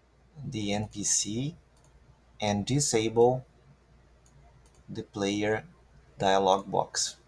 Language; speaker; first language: English; non-native, fluent; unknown